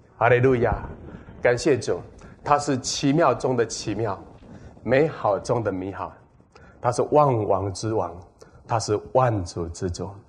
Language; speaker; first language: Chinese; non-native, local second language; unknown